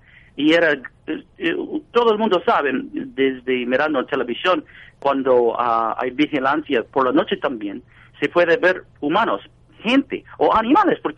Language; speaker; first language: Spanish; non-native, fluent; English